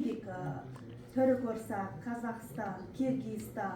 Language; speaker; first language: Hungarian; non-native, learner; Kazakh